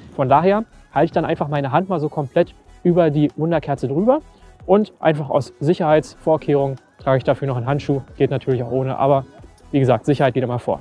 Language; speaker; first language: German; native; German